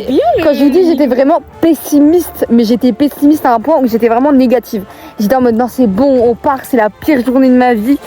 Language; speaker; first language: French; native; French